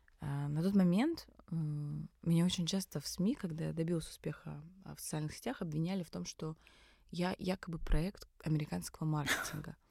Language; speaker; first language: Russian; early bilingual, other home language; Tajik